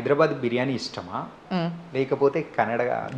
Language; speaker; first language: Telugu; native; Telugu